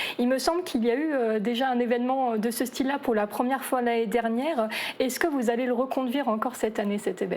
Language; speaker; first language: French; native; French